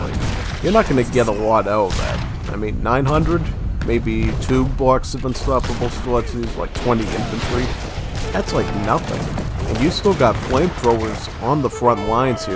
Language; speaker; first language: English; native; English